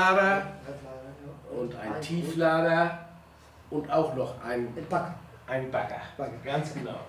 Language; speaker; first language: German; native; German